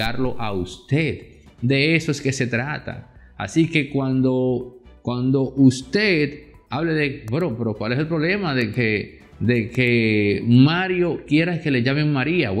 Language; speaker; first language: Spanish; native; Spanish